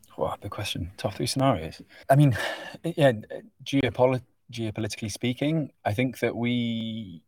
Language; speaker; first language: English; native; English